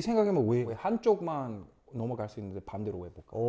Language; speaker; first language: Korean; early bilingual, other home language; English